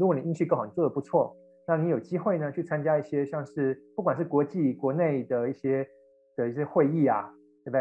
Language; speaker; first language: Chinese; native; Chinese